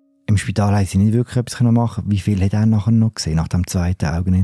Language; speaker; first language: German; native; German